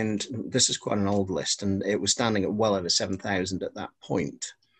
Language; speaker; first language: English; non-native, local second language; Welsh